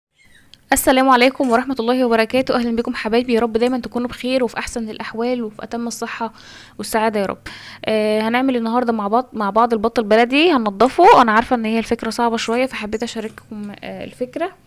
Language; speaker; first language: Arabic; native; Arabic